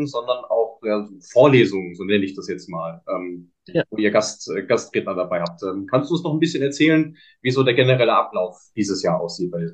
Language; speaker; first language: German; native; German